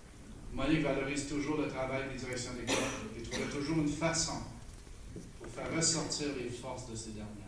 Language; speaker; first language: French; native; French